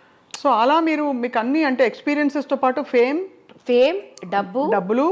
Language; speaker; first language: Telugu; native; Telugu